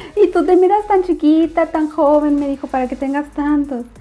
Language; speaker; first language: Spanish; native; Spanish